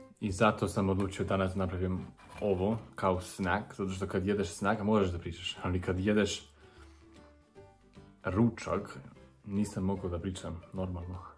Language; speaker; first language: Serbian; non-native, learner; English